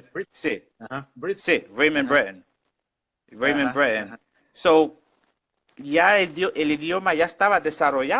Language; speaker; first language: Spanish; non-native, local second language; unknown